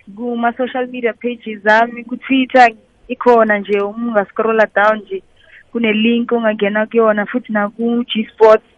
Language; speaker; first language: Zulu; native; Zulu